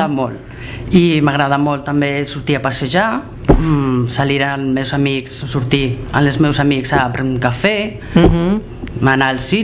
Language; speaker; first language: Catalan; non-native, learner; Spanish